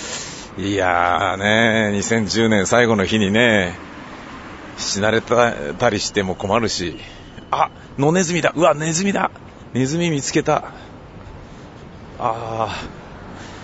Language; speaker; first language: Japanese; native; Japanese